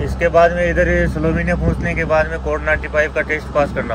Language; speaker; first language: Hindi; native; Hindi